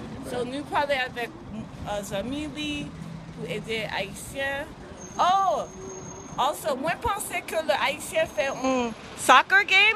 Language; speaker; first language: French; non-native, learner; English